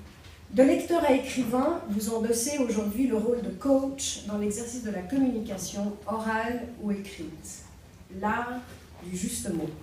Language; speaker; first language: French; native; French